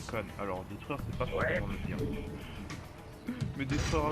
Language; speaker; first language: French; native; French